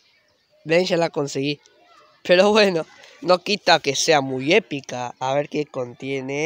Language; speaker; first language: Spanish; native; Spanish